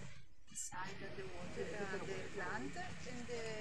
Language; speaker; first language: English; non-native, learner; Italian